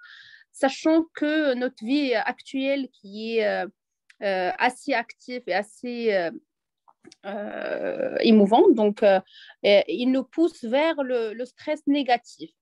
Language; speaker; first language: French; non-native, local second language; Arabic